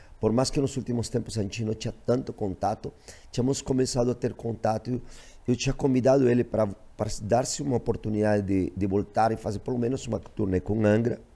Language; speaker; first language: Portuguese; non-native, fluent; Spanish